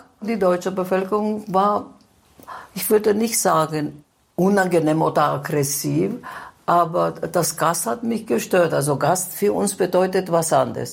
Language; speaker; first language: German; non-native, fluent; Greek